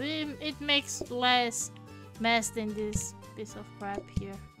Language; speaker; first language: English; non-native, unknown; Portuguese